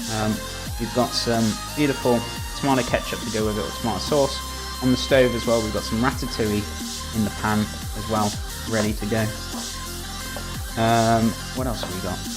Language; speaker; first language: English; native; English